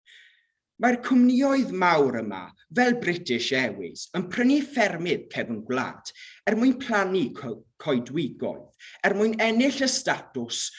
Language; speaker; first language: Welsh; native; Welsh